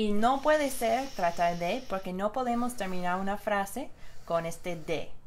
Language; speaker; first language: Spanish; non-native, fluent; English